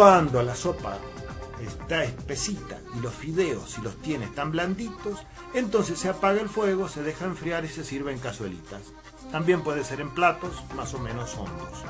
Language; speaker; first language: Spanish; native; Spanish